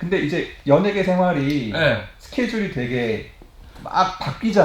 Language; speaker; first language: Korean; native; Korean